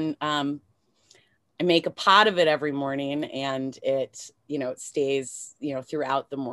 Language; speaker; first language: English; native; English